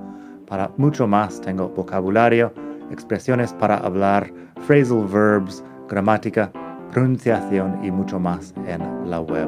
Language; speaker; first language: Spanish; non-native, fluent; English